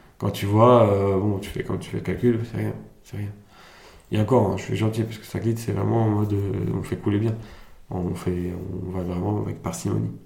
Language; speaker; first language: French; early bilingual, other home language; Italian